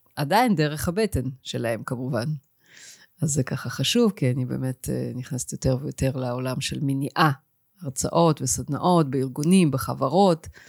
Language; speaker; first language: Hebrew; native; Hebrew